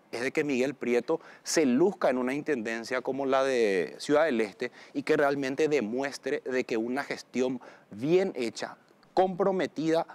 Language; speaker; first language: Spanish; native; Spanish